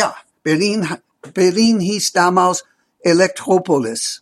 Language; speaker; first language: German; non-native, fluent; English